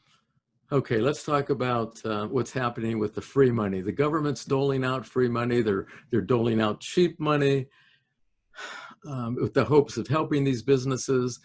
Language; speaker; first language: English; native; English